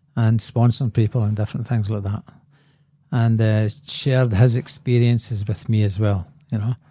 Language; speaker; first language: English; native; English